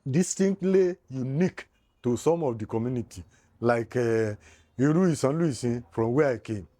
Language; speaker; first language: English; non-native, local second language; Yoruba